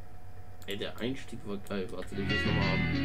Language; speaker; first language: German; native; German